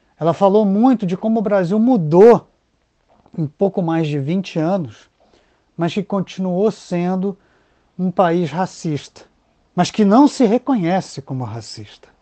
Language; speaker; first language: Portuguese; native; Portuguese